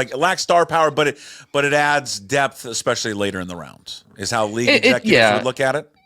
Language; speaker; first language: English; native; English